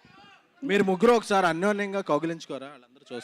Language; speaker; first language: Telugu; native; Telugu